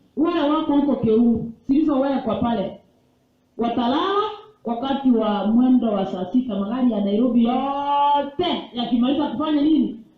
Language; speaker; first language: Swahili; non-native, local second language; Gusii